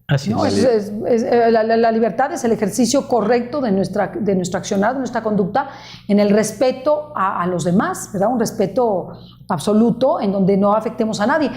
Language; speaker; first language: Spanish; native; Spanish